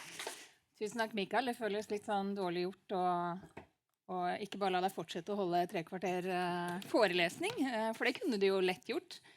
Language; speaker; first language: Norwegian; native; Norwegian